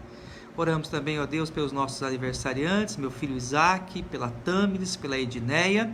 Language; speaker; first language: Portuguese; native; Portuguese